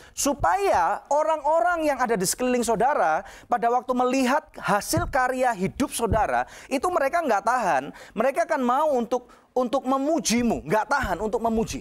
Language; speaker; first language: Indonesian; native; Indonesian